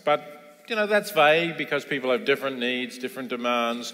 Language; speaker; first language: English; native; English